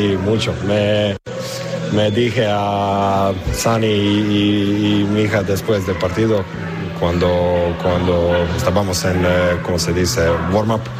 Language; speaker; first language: Spanish; non-native, learner; Croatian